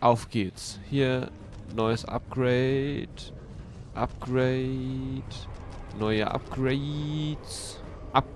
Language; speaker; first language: German; native; German